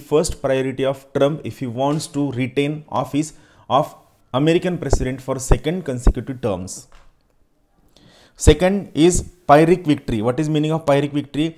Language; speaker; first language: English; non-native, local second language; Marathi